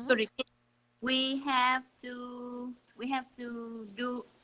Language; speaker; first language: English; non-native, learner; Vietnamese